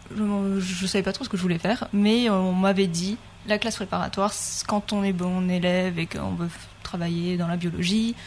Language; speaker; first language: French; native; French